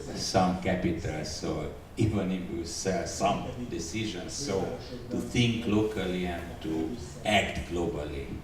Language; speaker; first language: English; non-native, learner; Hungarian